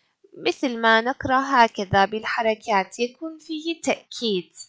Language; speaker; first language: Arabic; non-native, fluent; Turkish